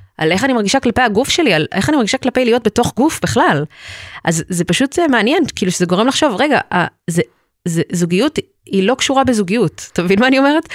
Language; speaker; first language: Hebrew; native; Hebrew